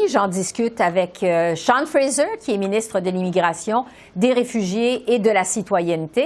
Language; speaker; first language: French; native; French